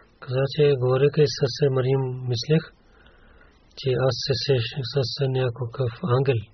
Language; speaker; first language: Bulgarian; non-native, learner; Urdu